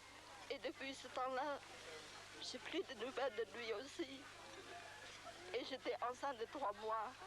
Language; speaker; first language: French; non-native, local second language; Khmer